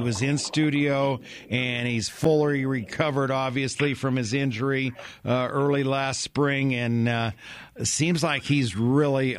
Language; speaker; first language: English; native; English